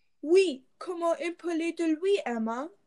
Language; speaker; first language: French; non-native, learner; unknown